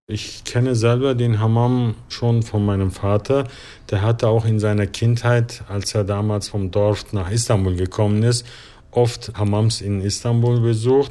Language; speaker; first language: German; early bilingual, other home language; Turkish